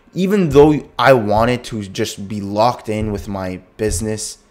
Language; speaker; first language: English; native; English